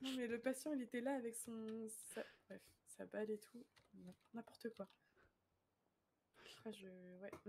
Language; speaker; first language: French; native; French